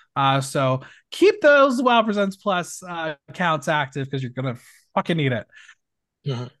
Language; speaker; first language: English; native; English